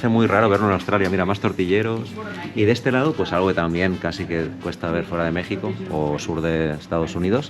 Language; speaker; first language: Spanish; native; Spanish